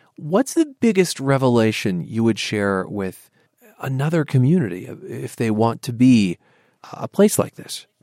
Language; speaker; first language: English; native; English